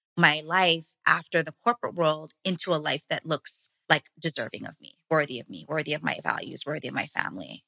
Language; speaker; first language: English; native; English